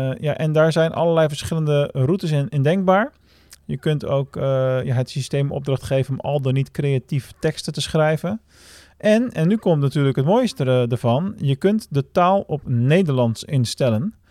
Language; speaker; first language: Dutch; native; Dutch